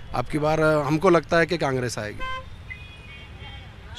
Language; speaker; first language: Hindi; native; Hindi